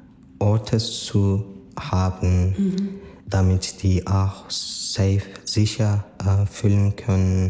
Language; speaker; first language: German; non-native, learner; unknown